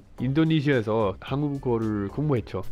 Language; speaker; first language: Korean; non-native, fluent; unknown